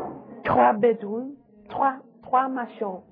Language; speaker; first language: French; non-native, learner; English